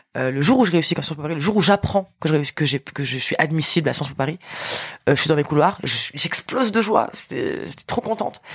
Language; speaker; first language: French; early bilingual, other home language; Arabic